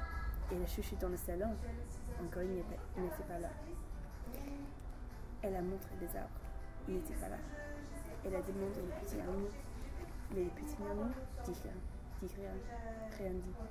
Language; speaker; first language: French; non-native, learner; English